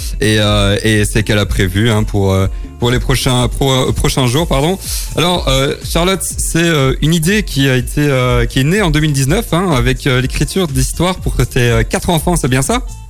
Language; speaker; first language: French; native; French